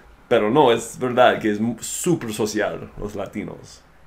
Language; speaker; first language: Spanish; non-native, fluent; English